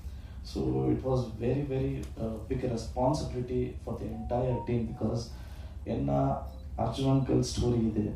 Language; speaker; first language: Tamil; non-native, learner; Kannada